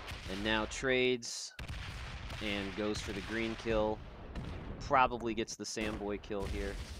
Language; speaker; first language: English; native; English